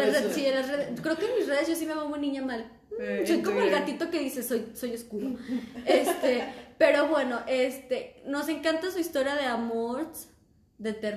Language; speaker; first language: Spanish; native; Spanish